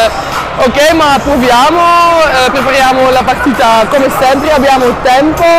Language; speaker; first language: Italian; non-native, learner; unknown